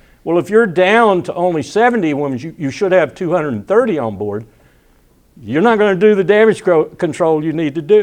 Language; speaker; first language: English; native; English